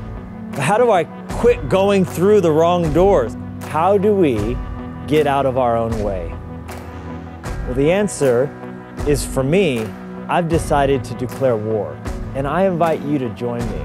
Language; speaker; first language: English; native; English